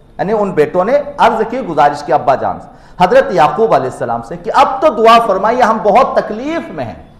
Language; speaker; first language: Urdu; native; Urdu